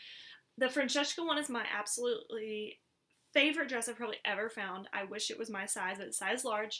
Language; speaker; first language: English; native; English